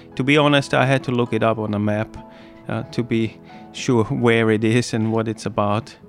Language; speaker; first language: English; non-native, fluent; German